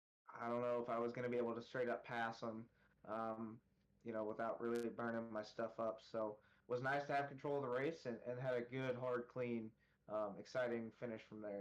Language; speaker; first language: English; native; English